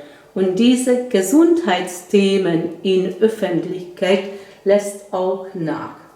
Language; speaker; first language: German; non-native, fluent; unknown